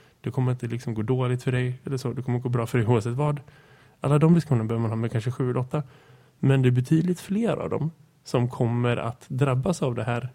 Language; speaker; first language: Swedish; native; Swedish